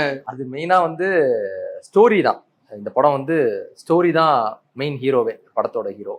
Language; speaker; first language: Tamil; native; Tamil